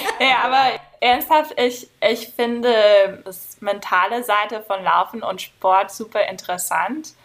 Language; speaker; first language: German; non-native, fluent; English